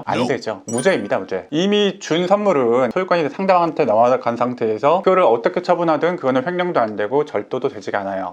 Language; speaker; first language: Korean; native; Korean